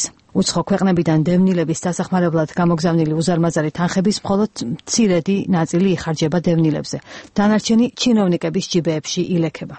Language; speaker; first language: Georgian; native; Georgian